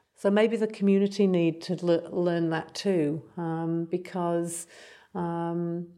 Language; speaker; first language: English; native; English